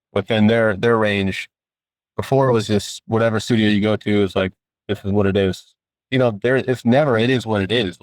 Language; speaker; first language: English; native; English